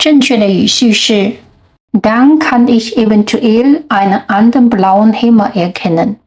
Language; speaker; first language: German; non-native, fluent; Chinese